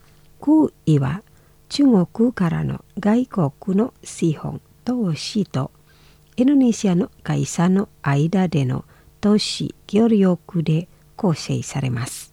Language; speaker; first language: Japanese; non-native, fluent; Indonesian